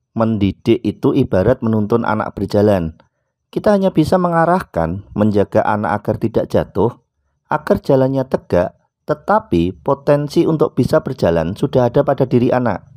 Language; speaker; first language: Indonesian; non-native, local second language; Javanese